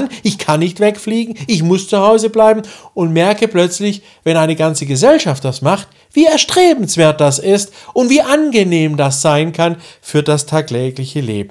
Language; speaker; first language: German; native; German